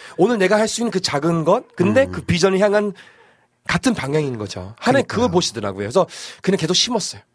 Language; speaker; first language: Korean; non-native, fluent; Portuguese